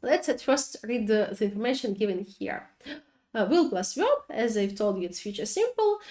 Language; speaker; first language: English; non-native, fluent; Ukrainian